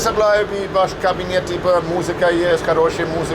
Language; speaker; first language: Russian; non-native, learner; English